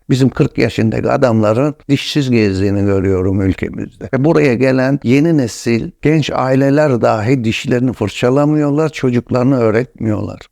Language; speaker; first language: Turkish; native; Turkish